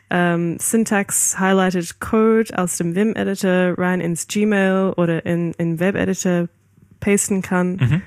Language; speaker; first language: German; non-native, fluent; English